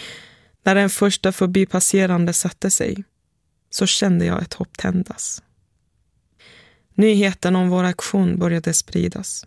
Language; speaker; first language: Swedish; early bilingual, other home language; Persian